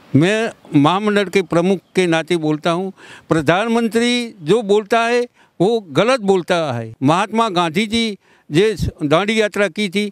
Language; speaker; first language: Hindi; non-native, local second language; Gujarati